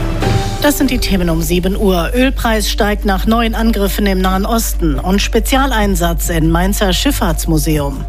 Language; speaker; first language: German; native; German